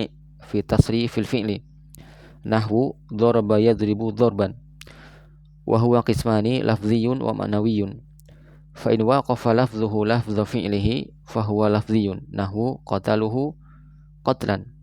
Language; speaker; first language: Arabic; non-native, fluent; Indonesian